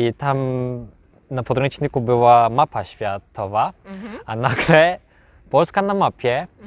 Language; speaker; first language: Polish; non-native, learner; Korean